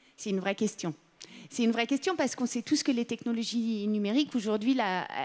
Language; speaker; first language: French; native; French